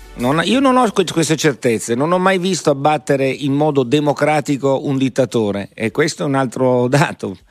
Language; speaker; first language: Italian; native; Italian